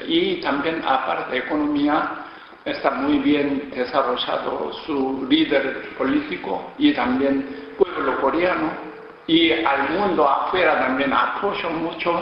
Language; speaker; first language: Spanish; non-native, learner; Korean